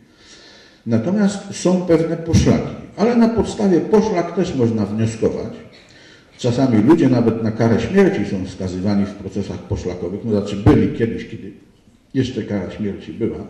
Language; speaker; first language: Polish; native; Polish